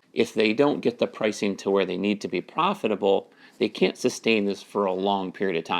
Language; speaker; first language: English; native; English